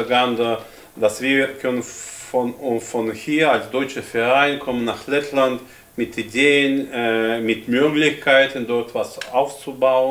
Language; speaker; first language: German; non-native, fluent; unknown